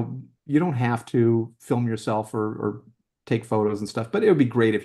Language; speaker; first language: English; native; English